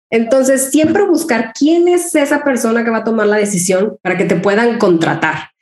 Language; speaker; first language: Spanish; native; Spanish